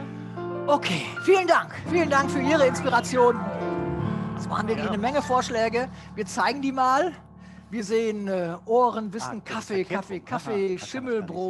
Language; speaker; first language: German; native; German